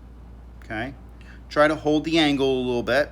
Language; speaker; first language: English; native; English